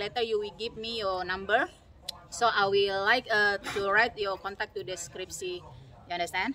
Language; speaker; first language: English; non-native, learner; Indonesian